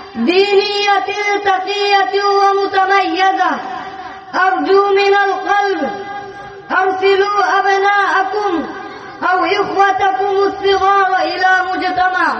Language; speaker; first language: Arabic; non-native, learner; Bangla